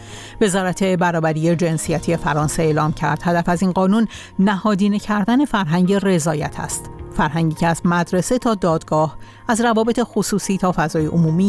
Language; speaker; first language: Persian; native; Persian